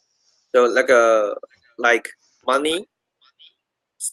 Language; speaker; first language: English; non-native, learner; Chinese